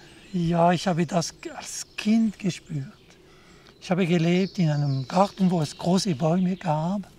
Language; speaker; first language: German; non-native, local second language; French